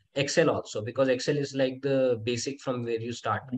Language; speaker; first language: English; non-native, local second language; Hindi